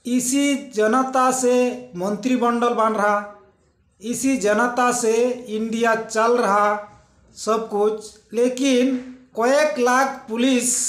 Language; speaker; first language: Hindi; non-native, local second language; Santali